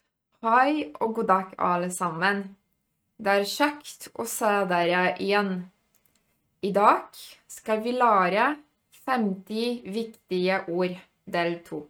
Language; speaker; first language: Norwegian; non-native, fluent; Polish